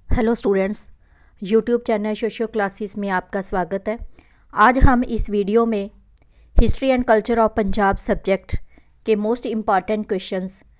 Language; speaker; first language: Hindi; non-native, local second language; Punjabi